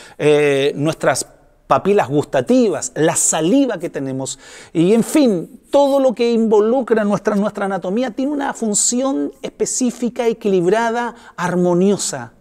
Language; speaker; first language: Spanish; native; Spanish